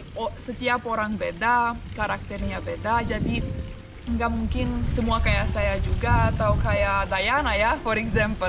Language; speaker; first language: Indonesian; non-native, fluent; Romanian